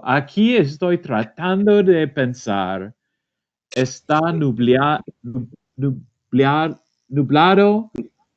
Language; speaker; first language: Spanish; non-native, learner; English